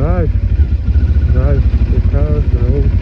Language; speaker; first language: English; non-native, learner; Russian